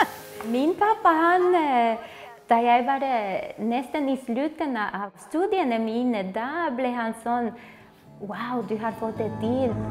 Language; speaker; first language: Norwegian; early bilingual, other home language; Spanish